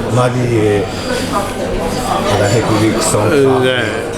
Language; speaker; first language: French; non-native, learner; Japanese